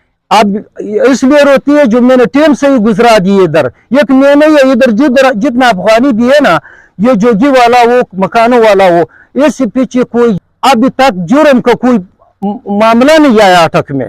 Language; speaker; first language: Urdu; non-native, learner; Pashto